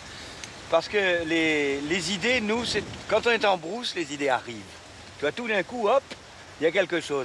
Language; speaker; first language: French; native; French